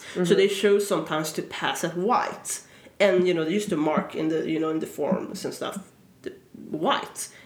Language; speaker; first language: English; early bilingual, other home language; Swedish